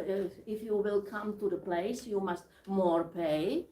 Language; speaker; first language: English; non-native, learner; Czech